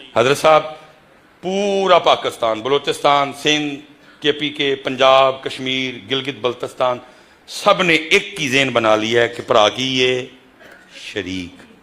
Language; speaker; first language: Urdu; non-native, local second language; Punjabi